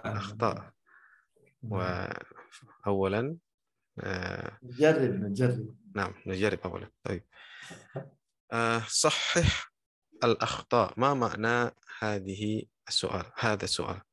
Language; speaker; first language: Arabic; non-native, fluent; Indonesian